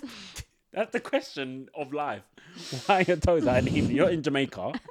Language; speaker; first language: English; early bilingual, other home language; Yoruba